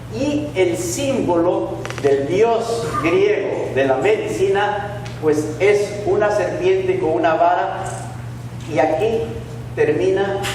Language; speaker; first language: Spanish; native; Spanish